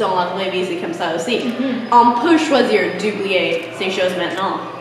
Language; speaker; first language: French; non-native, learner; English